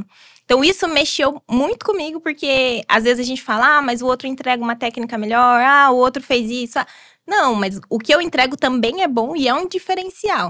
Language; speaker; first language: Portuguese; native; Portuguese